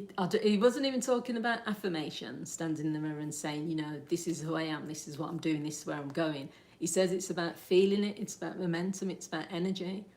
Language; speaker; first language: English; native; English